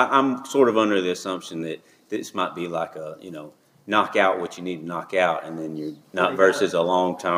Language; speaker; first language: English; native; English